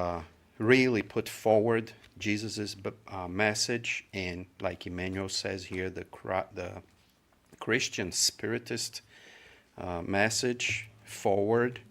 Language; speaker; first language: English; non-native, fluent; Portuguese